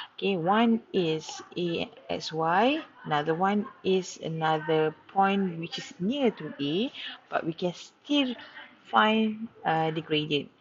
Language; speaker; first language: English; non-native, local second language; Malay